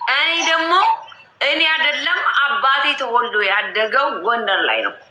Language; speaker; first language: Amharic; native; Amharic